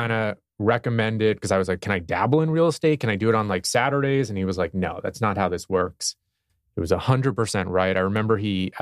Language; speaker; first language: English; native; English